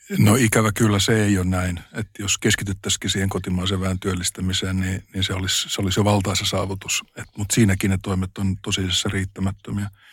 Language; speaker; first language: Finnish; native; Finnish